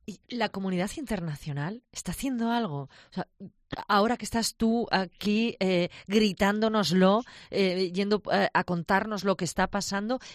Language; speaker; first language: Spanish; native; Spanish